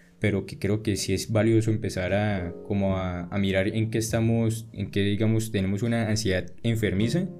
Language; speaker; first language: Spanish; native; Spanish